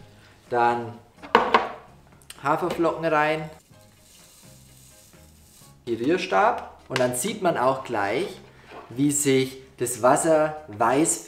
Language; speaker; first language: German; native; German